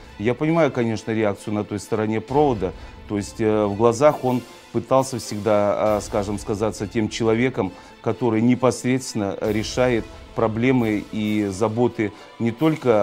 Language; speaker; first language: Russian; native; Russian